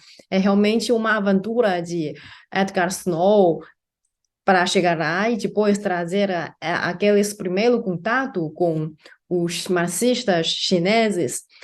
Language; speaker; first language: Portuguese; non-native, fluent; Chinese